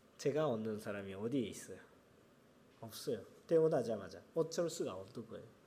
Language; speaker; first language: Korean; non-native, fluent; Japanese